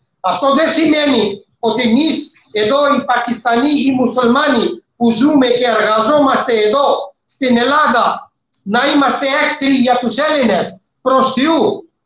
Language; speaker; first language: Greek; non-native, fluent; Urdu